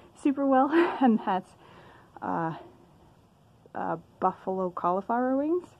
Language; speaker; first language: English; native; English